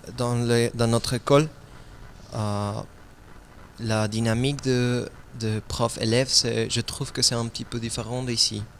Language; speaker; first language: French; non-native, learner; Spanish